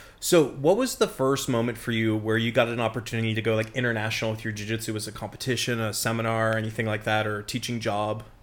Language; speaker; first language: English; native; English